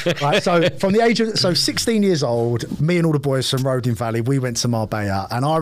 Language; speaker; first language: English; native; English